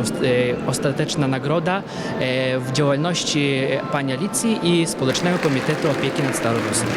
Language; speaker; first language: Polish; native; Polish